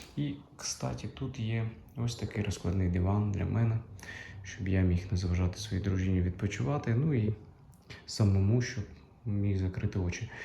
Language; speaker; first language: Ukrainian; non-native, local second language; Russian